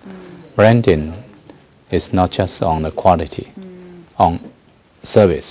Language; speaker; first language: English; non-native, fluent; Chinese